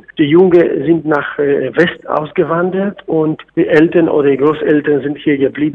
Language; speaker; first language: German; non-native, fluent; Polish